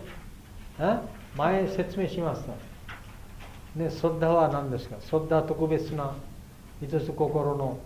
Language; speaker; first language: Japanese; non-native, fluent; Bangla